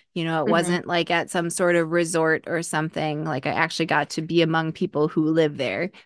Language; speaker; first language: English; native; English